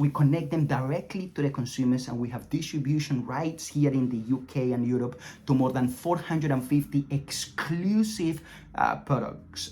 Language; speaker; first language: English; non-native, fluent; Spanish